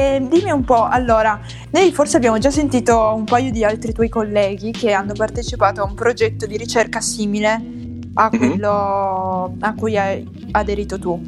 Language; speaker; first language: Italian; native; Italian